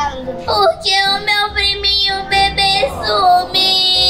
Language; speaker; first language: Portuguese; native; Portuguese